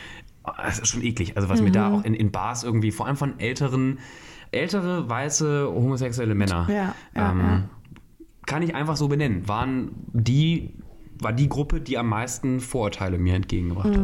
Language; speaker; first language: German; native; German